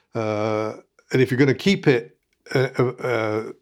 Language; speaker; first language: English; native; English